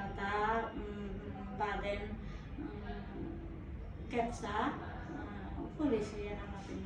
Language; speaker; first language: Arabic; non-native, learner; Bangla